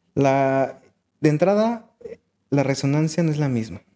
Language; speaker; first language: Spanish; native; Spanish